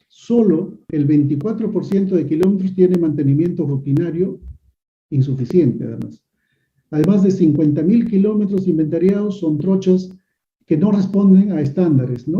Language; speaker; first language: Spanish; native; Spanish